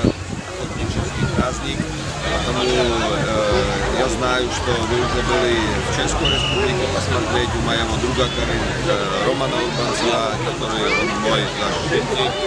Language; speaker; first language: Russian; non-native, learner; Czech